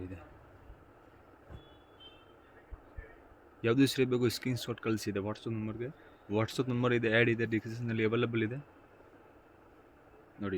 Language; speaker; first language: Kannada; non-native, local second language; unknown